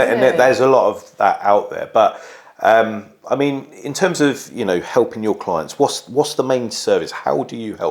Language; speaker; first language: English; native; English